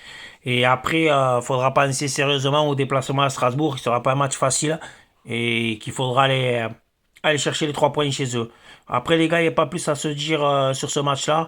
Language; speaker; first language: French; native; French